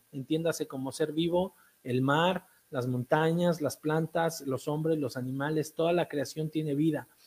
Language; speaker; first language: Spanish; native; Spanish